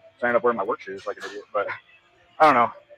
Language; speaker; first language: English; native; English